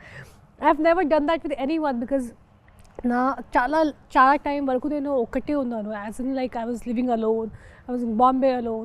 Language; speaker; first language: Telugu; non-native, local second language; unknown